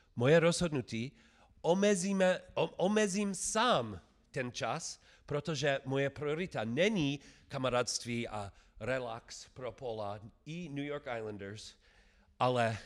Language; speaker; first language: Czech; non-native, learner; English